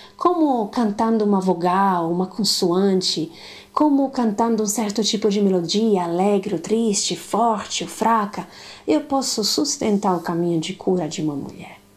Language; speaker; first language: Portuguese; non-native, fluent; Italian